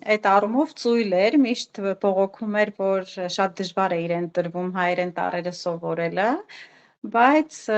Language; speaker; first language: Armenian; native; Armenian